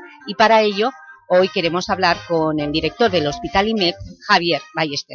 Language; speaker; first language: Spanish; native; Spanish